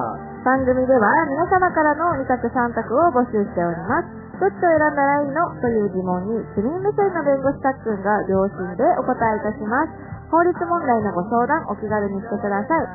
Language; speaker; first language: Japanese; native; Japanese